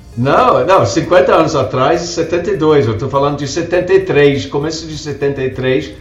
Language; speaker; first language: Portuguese; non-native, fluent; English